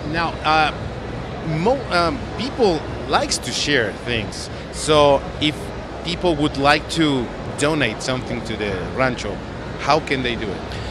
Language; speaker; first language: English; non-native, fluent; Spanish